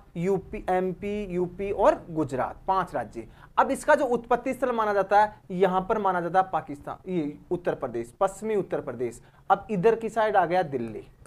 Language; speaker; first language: Hindi; native; Hindi